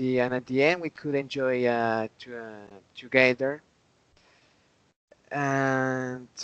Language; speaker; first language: English; non-native, learner; Spanish